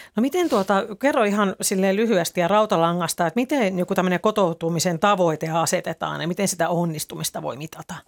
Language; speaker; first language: Finnish; native; Finnish